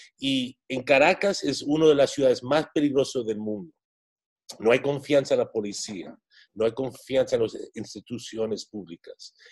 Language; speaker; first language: Spanish; non-native, fluent; English